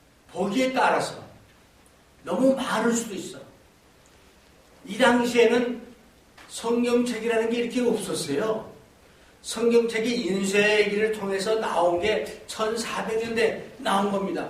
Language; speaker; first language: Korean; native; Korean